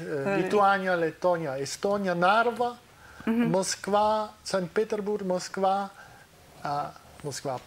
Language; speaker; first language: Russian; non-native, learner; Italian